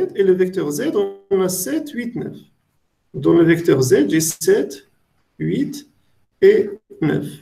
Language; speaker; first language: French; non-native, local second language; Arabic